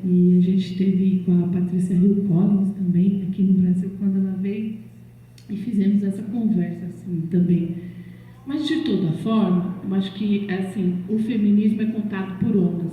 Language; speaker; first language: Portuguese; native; Portuguese